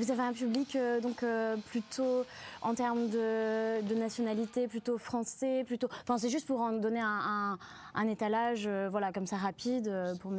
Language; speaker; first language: French; native; French